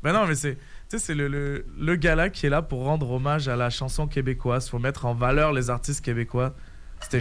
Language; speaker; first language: French; native; French